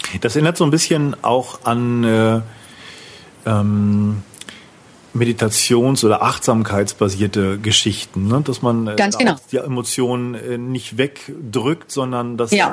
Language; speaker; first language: German; native; German